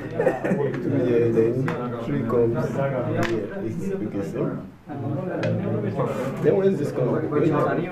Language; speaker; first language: English; non-native, fluent; Greek